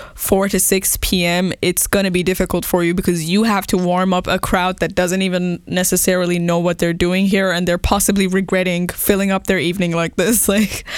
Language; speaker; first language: English; non-native, fluent; Persian